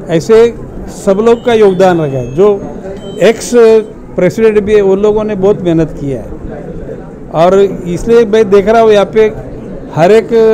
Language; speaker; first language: Hindi; non-native, local second language; Marathi